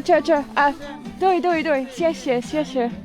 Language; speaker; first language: Chinese; non-native, learner; English